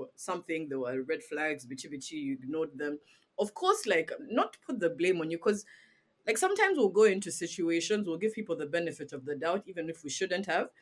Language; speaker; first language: English; non-native, local second language; Ganda